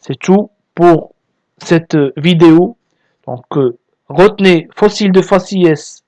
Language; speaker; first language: French; non-native, local second language; Arabic